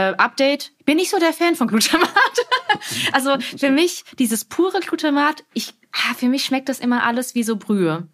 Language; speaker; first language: German; early bilingual, other home language; Vietnamese